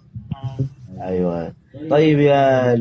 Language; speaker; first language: Arabic; native; Arabic